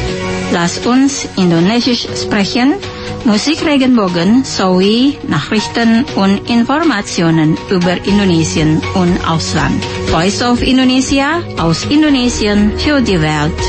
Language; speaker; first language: German; non-native, local second language; Indonesian